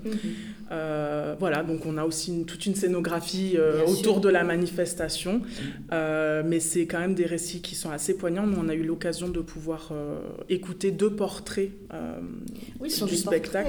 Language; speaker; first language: French; native; French